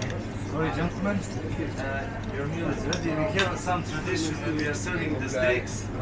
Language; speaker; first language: English; non-native, fluent; Croatian